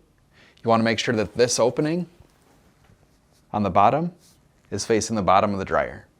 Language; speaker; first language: English; native; English